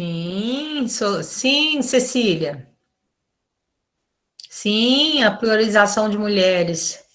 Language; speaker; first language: Portuguese; native; Portuguese